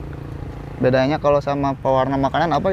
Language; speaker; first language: Indonesian; native; Indonesian